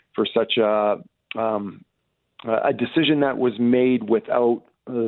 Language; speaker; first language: English; native; English